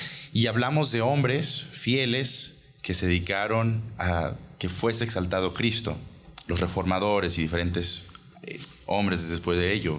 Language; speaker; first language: Spanish; native; Spanish